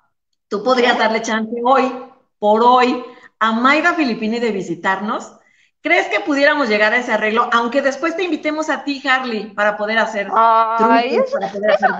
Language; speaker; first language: Spanish; native; Spanish